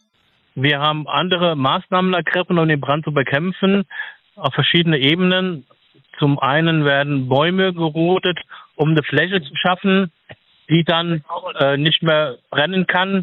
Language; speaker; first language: German; native; German